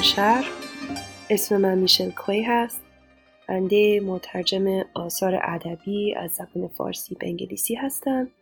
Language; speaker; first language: Persian; non-native, fluent; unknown